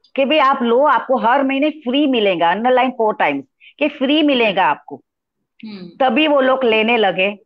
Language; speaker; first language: Hindi; non-native, local second language; Gujarati